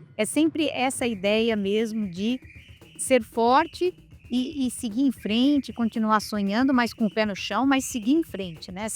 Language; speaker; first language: Portuguese; native; Portuguese